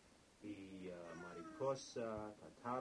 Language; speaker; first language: Spanish; non-native, fluent; English